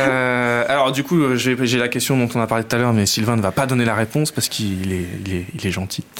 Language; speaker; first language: French; native; French